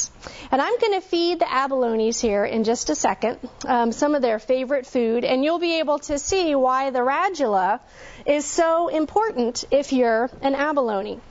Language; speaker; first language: English; native; English